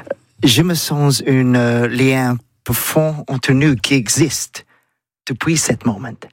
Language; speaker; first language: French; non-native, learner; English